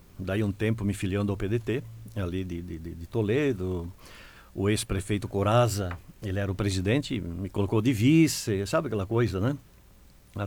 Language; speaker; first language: Portuguese; native; Portuguese